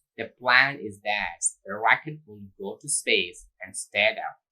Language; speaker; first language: English; non-native, local second language; Tamil